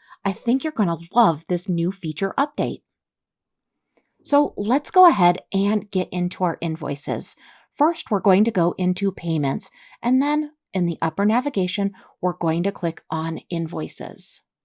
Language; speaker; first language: English; native; English